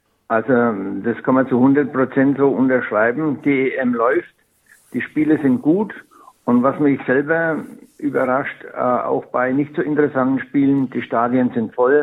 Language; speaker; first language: German; native; German